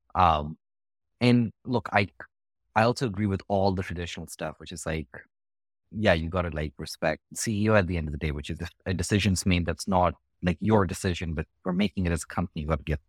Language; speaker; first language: English; non-native, local second language; Hindi